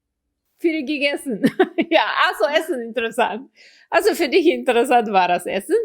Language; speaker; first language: German; non-native, fluent; Korean